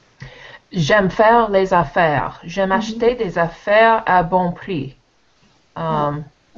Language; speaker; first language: French; non-native, learner; English